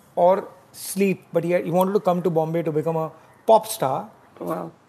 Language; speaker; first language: English; non-native, local second language; Tamil